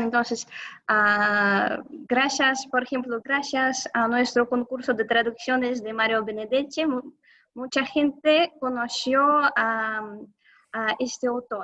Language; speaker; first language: Spanish; non-native, fluent; Russian